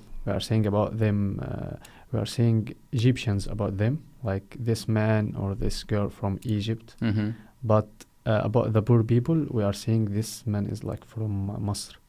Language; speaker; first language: English; non-native, fluent; Arabic